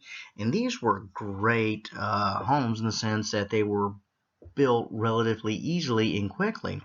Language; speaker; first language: English; native; English